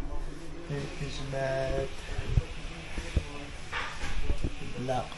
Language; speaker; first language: English; non-native, local second language; Filipino